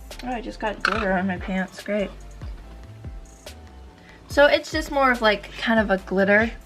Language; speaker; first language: English; native; English